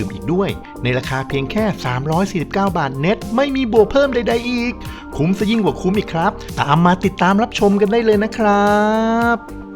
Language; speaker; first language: Thai; native; Thai